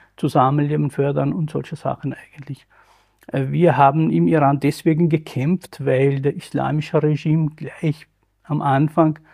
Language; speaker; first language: German; non-native, fluent; Kurdish